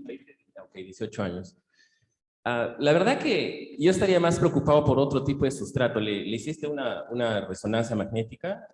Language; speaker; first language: Spanish; native; Spanish